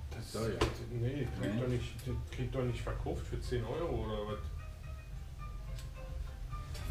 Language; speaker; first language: German; native; German